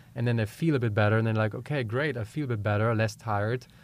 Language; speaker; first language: English; non-native, fluent; German